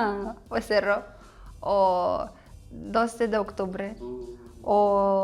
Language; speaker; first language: Spanish; non-native, learner; Russian